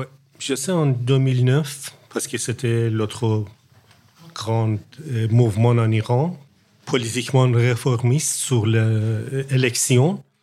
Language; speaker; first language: French; non-native, learner; Persian